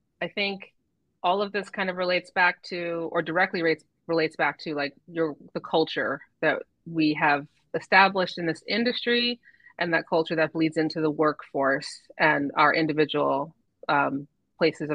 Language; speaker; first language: English; native; English